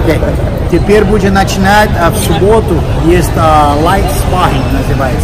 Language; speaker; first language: Russian; non-native, learner; Portuguese